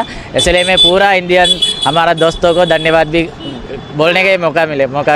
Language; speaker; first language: Hindi; non-native, learner; Sinhala